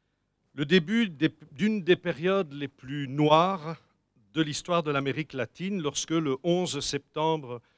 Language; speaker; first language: French; native; French